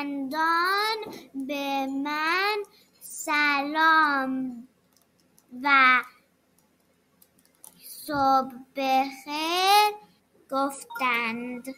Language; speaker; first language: Persian; early bilingual, heritage; Persian